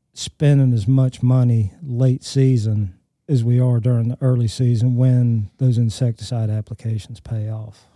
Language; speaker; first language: English; native; English